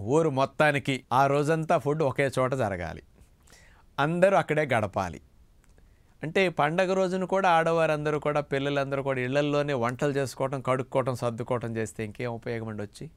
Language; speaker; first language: Telugu; native; Telugu